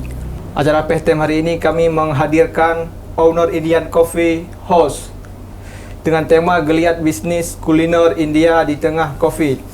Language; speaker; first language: Indonesian; native; Indonesian